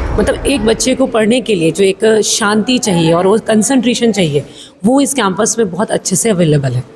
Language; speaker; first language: Hindi; native; Hindi